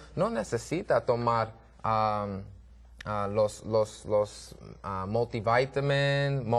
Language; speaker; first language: Spanish; non-native, learner; English